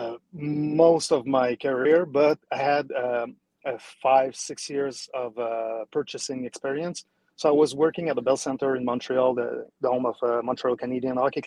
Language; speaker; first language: English; non-native, fluent; French